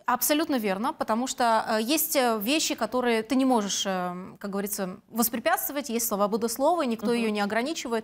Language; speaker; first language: Russian; native; Russian